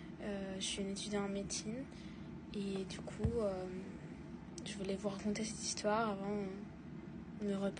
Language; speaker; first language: French; non-native, fluent; Russian